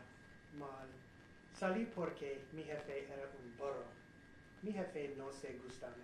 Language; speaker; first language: Spanish; non-native, learner; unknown